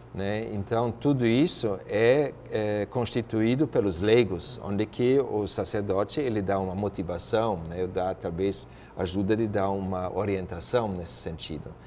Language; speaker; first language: Portuguese; non-native, fluent; German